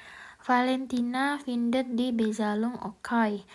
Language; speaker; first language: German; non-native, learner; Indonesian